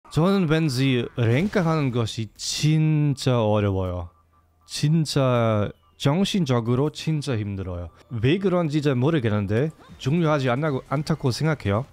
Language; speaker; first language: Korean; non-native, fluent; German